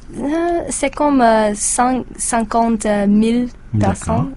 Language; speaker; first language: French; non-native, learner; English